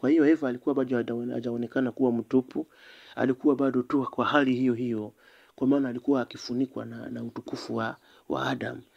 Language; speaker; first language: Swahili; native; Swahili